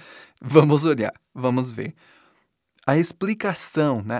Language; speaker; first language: Portuguese; non-native, fluent; English